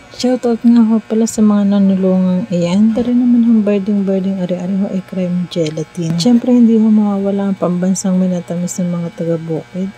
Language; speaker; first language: Filipino; native; Filipino